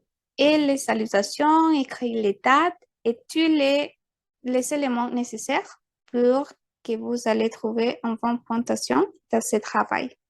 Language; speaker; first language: French; non-native, fluent; Spanish